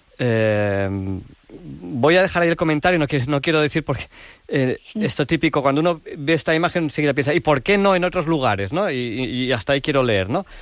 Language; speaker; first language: Spanish; native; Spanish